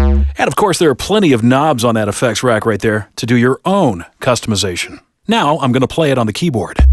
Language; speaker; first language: English; native; English